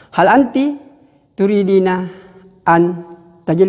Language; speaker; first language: Arabic; non-native, fluent; Indonesian